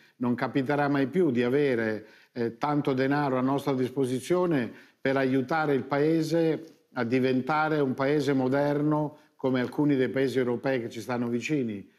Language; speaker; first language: Italian; native; Italian